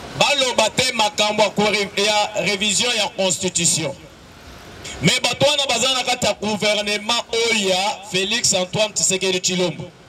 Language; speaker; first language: Lingala; native; Lingala